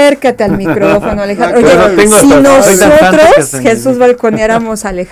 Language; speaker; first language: Spanish; native; Spanish